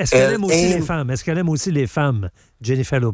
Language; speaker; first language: French; native; French